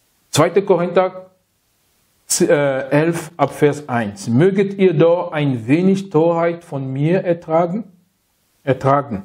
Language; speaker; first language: German; non-native, learner; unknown